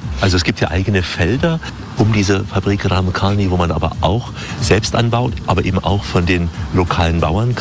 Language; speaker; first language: German; native; German